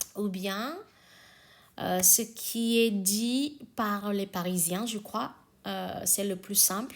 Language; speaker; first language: French; non-native, learner; Indonesian